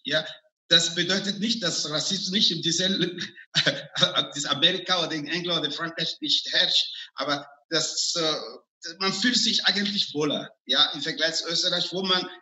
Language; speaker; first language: German; non-native, fluent; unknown